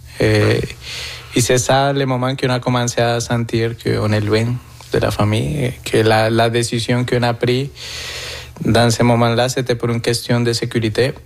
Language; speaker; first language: French; non-native, fluent; Spanish